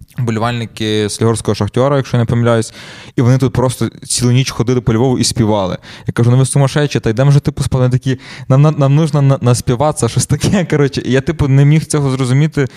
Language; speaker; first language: Ukrainian; native; Ukrainian